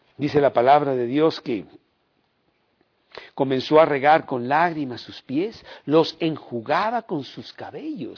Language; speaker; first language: Spanish; native; Spanish